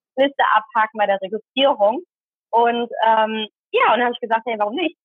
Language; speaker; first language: German; early bilingual, other home language; Tamil